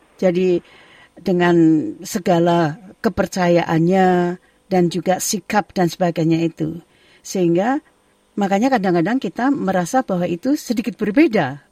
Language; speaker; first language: Indonesian; native; Indonesian